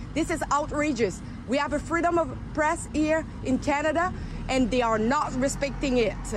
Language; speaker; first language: English; non-native, fluent; French